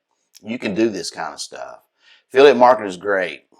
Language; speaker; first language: English; native; English